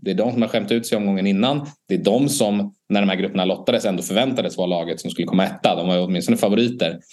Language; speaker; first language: Swedish; native; Swedish